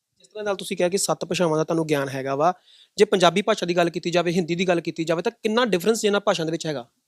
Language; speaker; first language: Punjabi; native; Punjabi